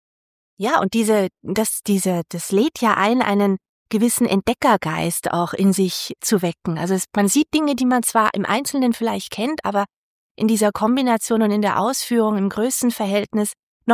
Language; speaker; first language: German; native; German